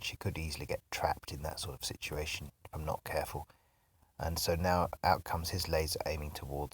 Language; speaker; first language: English; native; English